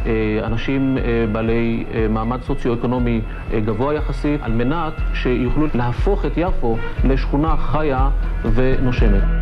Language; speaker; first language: Hebrew; native; Hebrew